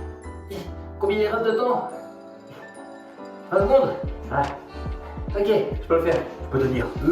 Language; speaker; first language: French; native; French